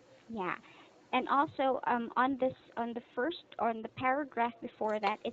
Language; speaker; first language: English; non-native, local second language; Filipino